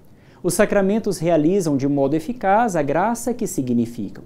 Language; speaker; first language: Portuguese; native; Portuguese